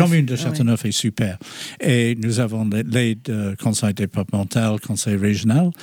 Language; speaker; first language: French; non-native, fluent; English